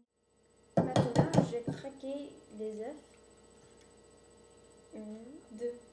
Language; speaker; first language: French; non-native, learner; English